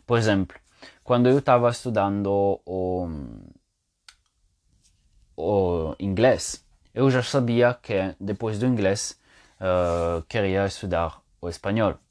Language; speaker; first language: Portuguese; non-native, fluent; Italian